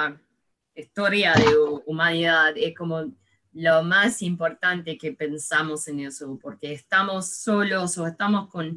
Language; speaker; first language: Spanish; early bilingual, heritage; Spanish